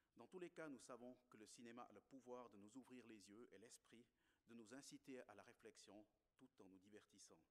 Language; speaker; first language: French; native; French